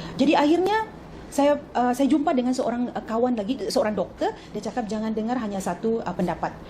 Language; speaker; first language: Malay; native; Malay